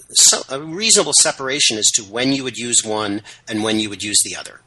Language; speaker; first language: English; native; English